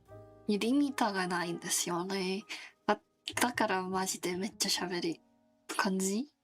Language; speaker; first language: Japanese; non-native, learner; Korean